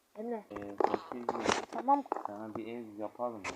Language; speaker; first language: Turkish; native; Turkish